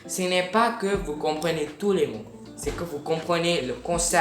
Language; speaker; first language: French; non-native, learner; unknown